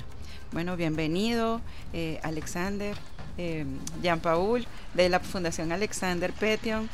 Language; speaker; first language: Spanish; native; Spanish